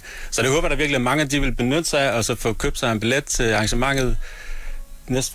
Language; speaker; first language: Danish; native; Danish